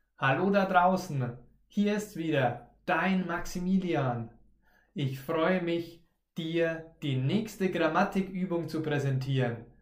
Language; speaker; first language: German; native; German